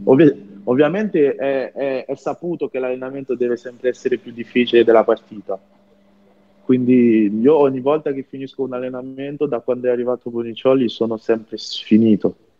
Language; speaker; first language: Italian; non-native, fluent; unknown